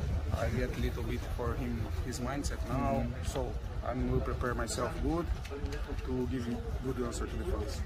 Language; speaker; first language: English; non-native, learner; Portuguese